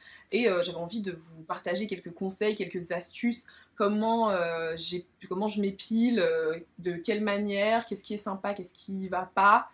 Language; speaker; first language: French; native; French